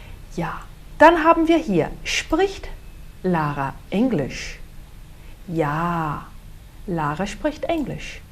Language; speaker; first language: German; non-native, fluent; Portuguese